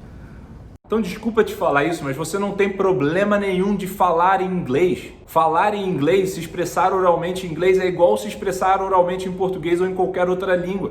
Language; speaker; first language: Portuguese; native; Portuguese